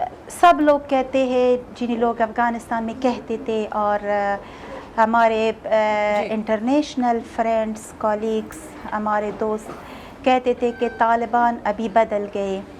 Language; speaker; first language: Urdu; non-native, fluent; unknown